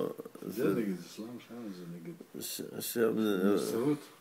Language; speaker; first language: Hebrew; non-native, learner; Russian